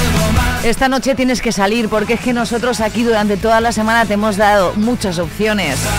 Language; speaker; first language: Spanish; native; Spanish